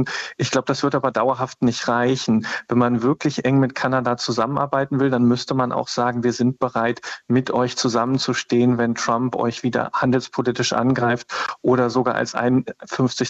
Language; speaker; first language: German; native; German